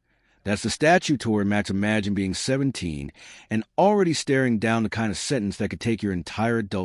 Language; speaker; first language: English; native; English